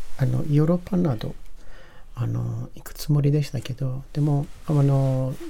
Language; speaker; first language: Japanese; non-native, fluent; Persian